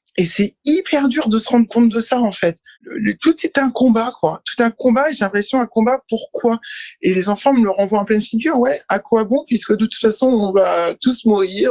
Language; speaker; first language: French; native; French